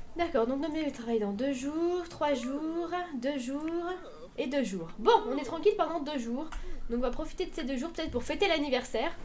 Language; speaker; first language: French; native; French